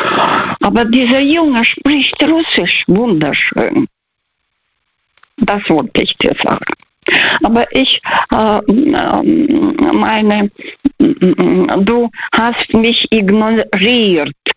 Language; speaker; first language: German; non-native, fluent; Russian